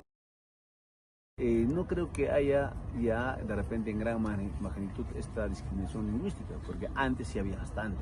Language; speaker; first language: Spanish; non-native, local second language; Quechua